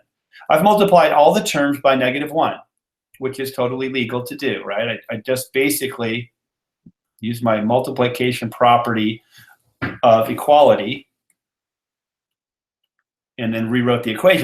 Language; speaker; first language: English; native; English